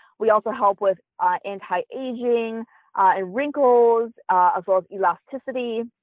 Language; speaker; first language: English; early bilingual, other home language; Chinese